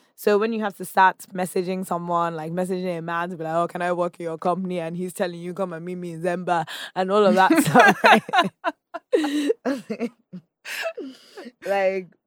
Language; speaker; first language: English; non-native, local second language; Yoruba